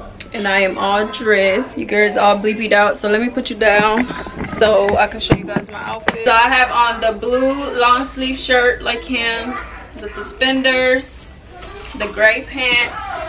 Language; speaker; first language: English; native; English